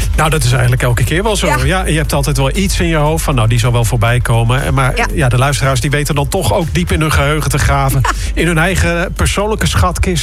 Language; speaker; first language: Dutch; native; Dutch